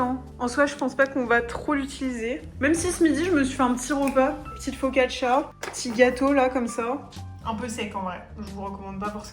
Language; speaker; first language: French; native; French